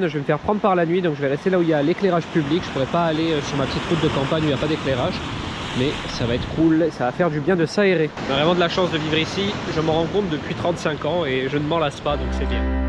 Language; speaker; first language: French; native; French